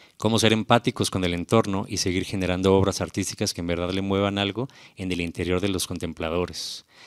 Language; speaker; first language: Spanish; native; Spanish